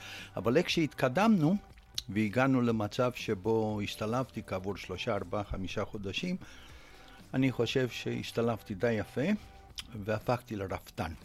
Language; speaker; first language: Hebrew; non-native, fluent; Romanian